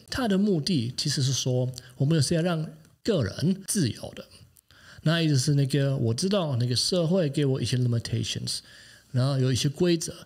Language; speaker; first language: Chinese; non-native, fluent; German